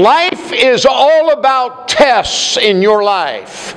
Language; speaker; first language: English; native; English